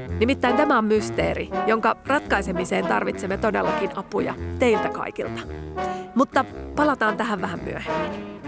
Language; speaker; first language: Finnish; native; Finnish